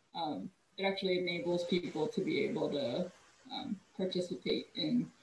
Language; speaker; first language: English; native; English